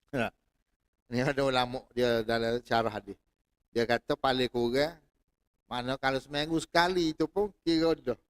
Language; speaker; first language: Malay; native; Malay